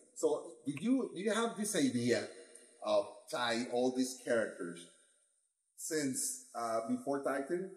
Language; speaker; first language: English; non-native, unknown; Spanish